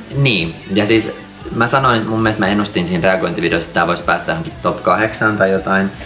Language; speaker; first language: Finnish; native; Finnish